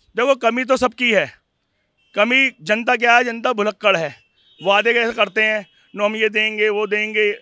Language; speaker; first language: Hindi; native; Hindi